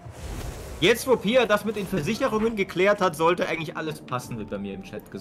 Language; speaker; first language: German; native; German